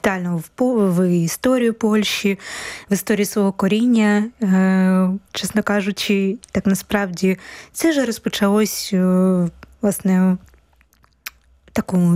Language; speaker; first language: Ukrainian; native; Ukrainian